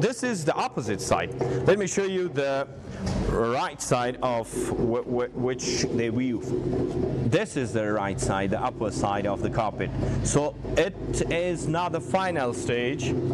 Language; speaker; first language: English; non-native, fluent; Persian